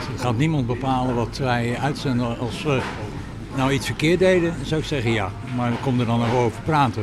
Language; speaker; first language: Dutch; native; Dutch